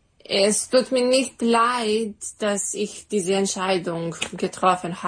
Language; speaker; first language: German; non-native, learner; Serbian